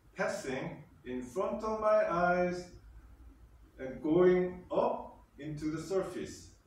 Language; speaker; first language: English; non-native, fluent; Korean